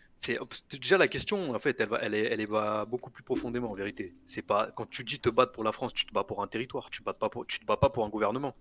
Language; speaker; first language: French; native; French